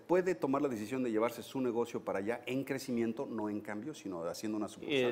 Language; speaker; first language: Spanish; native; Spanish